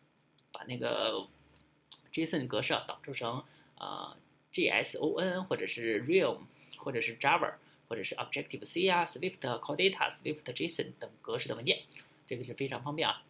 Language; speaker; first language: Chinese; native; Chinese